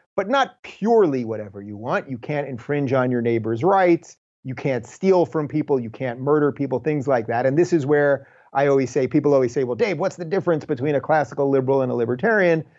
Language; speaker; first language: English; native; English